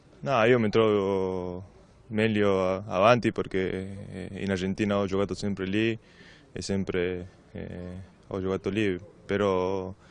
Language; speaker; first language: Italian; non-native, learner; Spanish